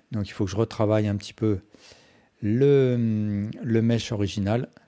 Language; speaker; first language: French; native; French